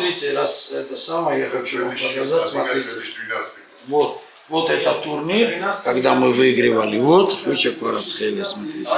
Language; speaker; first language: Russian; non-native, fluent; Georgian